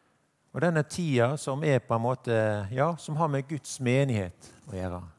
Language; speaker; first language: Norwegian; native; Norwegian